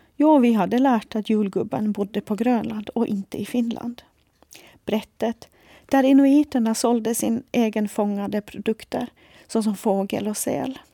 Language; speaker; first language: Swedish; non-native, fluent; Faroese